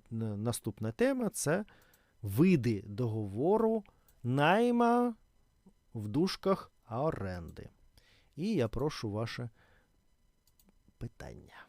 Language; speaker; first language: Ukrainian; non-native, learner; Russian